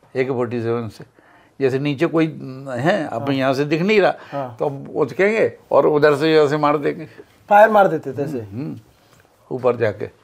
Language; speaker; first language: Hindi; native; Hindi